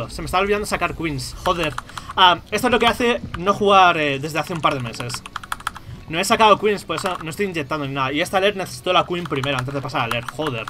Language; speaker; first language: Spanish; native; Spanish